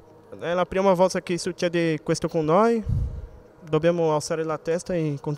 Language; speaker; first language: Italian; non-native, fluent; Spanish